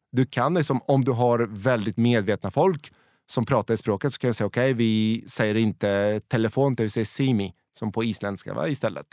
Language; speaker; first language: Swedish; non-native, fluent; Polish